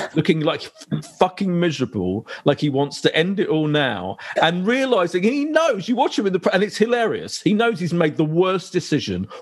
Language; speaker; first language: English; native; English